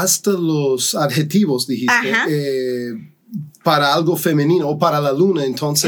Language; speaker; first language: Spanish; non-native, fluent; English